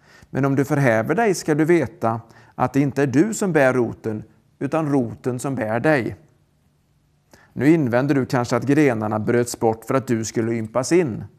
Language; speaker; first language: Swedish; native; Swedish